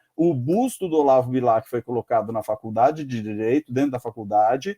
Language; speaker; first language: Portuguese; native; Portuguese